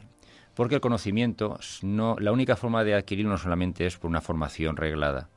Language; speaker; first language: Spanish; native; Spanish